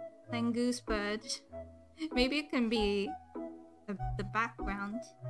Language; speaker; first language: English; non-native, local second language; Cantonese